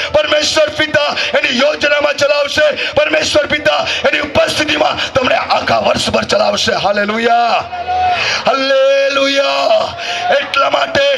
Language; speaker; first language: Gujarati; non-native, local second language; Gamit